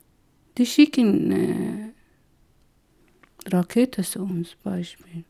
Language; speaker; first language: German; non-native, learner; Persian